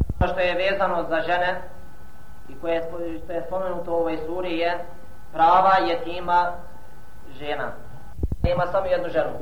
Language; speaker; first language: Bosnian; non-native, fluent; Arabic